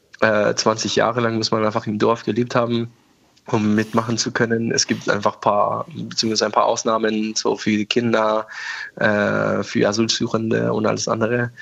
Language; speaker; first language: German; non-native, fluent; Persian